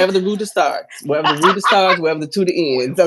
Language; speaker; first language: English; native; English